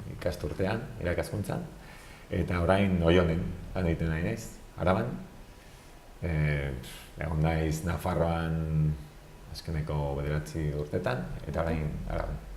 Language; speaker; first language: Basque; non-native, local second language; Spanish